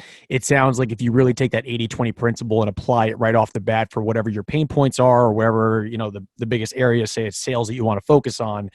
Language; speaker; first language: English; native; English